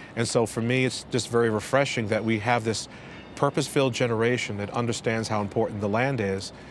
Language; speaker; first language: English; native; English